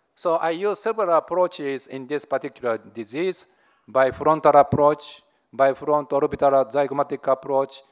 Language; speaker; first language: English; non-native, learner; Japanese